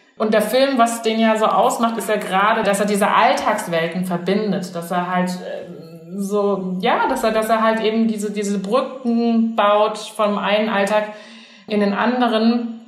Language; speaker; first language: German; early bilingual, other home language; Chinese